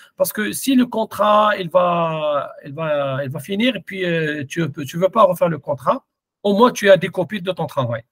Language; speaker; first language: French; non-native, local second language; Arabic